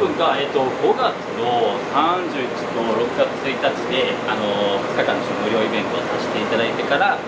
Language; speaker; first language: Japanese; native; Japanese